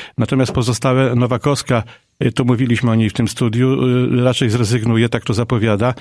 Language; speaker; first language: Polish; native; Polish